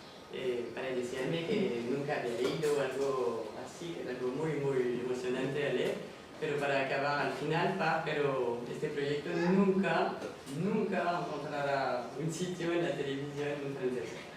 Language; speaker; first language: Spanish; non-native, fluent; French